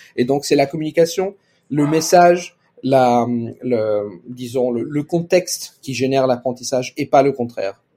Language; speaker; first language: French; non-native, fluent; Italian